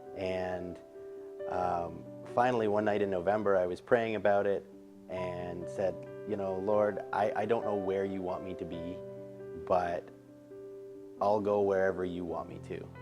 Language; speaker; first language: English; native; English